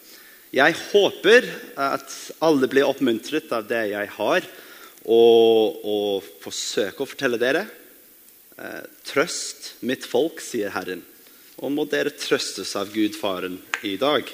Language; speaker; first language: Norwegian; non-native, fluent; English